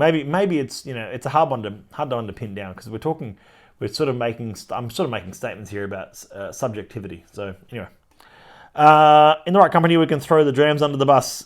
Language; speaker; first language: English; native; English